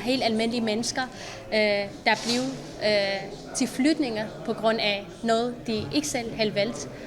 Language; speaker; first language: Danish; non-native, fluent; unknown